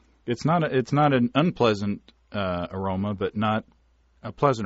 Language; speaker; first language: English; native; English